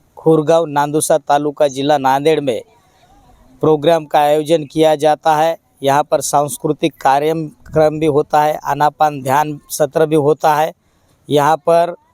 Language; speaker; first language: Hindi; non-native, local second language; Marathi